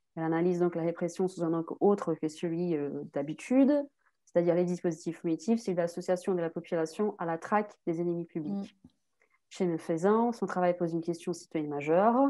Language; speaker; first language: French; native; French